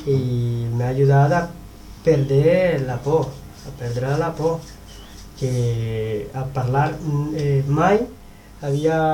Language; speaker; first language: Catalan; non-native, learner; Spanish